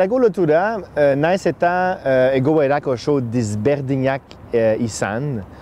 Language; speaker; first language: Basque; non-native, fluent; French